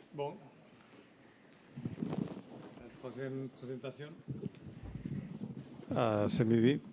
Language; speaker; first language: French; non-native, fluent; Spanish